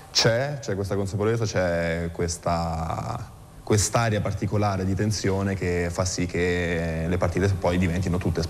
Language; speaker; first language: Italian; native; Italian